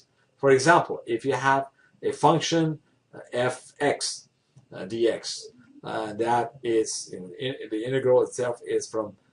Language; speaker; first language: English; non-native, fluent; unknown